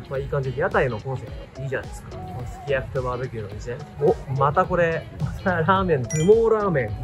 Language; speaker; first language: Japanese; native; Japanese